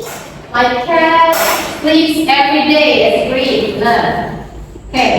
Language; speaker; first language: English; non-native, learner; Indonesian